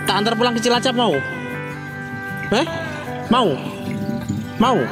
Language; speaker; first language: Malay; non-native, local second language; Javanese